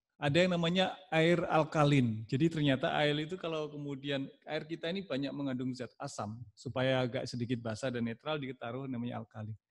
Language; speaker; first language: Indonesian; non-native, local second language; Javanese